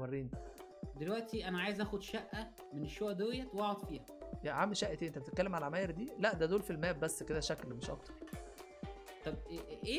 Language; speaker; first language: Arabic; native; Arabic